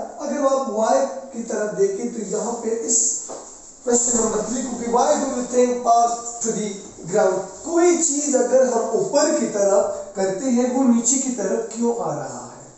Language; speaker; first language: Urdu; non-native, local second language; Pashto